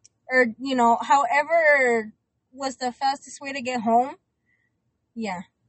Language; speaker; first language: English; early bilingual, other home language; Spanish